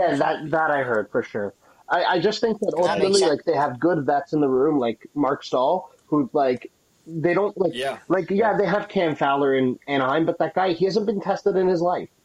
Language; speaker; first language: English; native; English